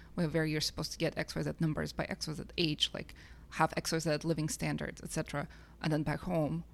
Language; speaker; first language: English; non-native, fluent; Russian